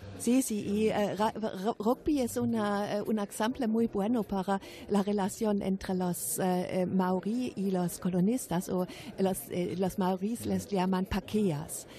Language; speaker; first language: Spanish; non-native, fluent; German